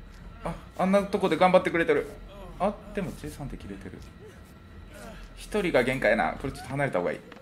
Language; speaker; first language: Japanese; native; Japanese